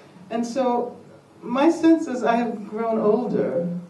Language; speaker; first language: English; native; English